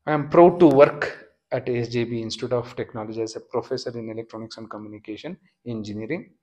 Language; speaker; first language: English; non-native, local second language; Kannada